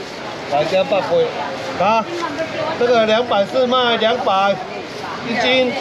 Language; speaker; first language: Chinese; native; Chinese